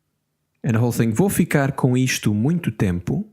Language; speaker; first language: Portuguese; non-native, learner; English